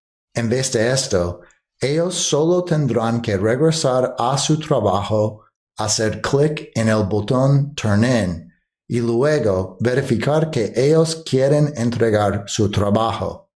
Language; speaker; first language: Spanish; non-native, fluent; English